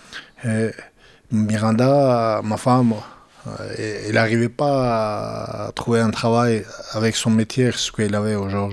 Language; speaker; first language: French; non-native, fluent; Georgian